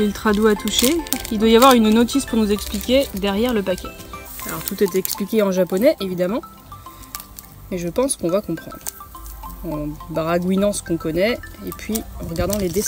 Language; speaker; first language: French; native; French